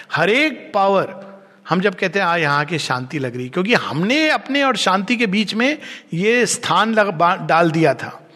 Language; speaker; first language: Hindi; native; Hindi